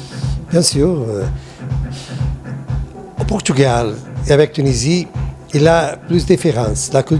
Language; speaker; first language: French; non-native, learner; Portuguese